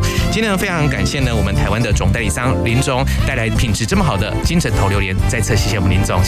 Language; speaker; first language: Chinese; native; Chinese